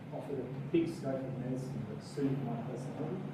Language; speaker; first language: English; native; English